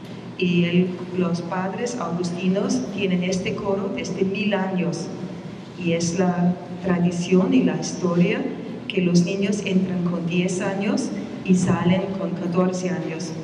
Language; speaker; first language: Spanish; non-native, fluent; German